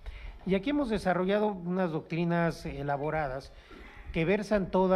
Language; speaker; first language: Spanish; native; Spanish